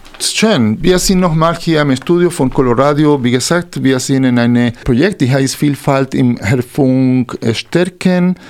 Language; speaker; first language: German; non-native, fluent; Spanish